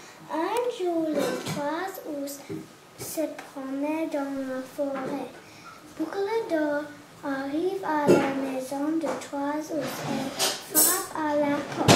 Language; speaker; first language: French; non-native, learner; English